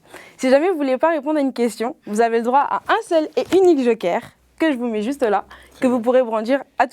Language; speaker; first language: French; native; French